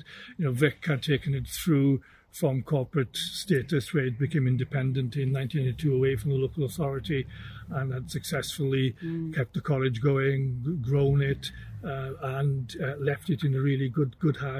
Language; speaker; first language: English; native; English